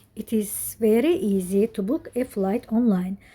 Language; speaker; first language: English; non-native, learner; Azerbaijani